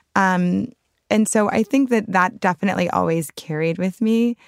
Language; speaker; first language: English; native; English